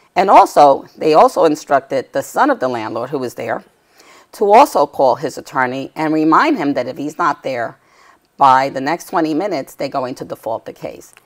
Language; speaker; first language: English; native; English